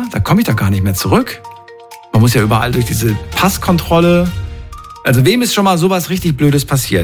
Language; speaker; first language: German; native; German